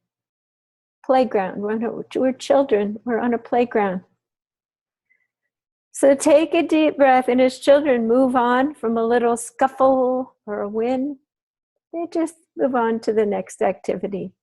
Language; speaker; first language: English; native; English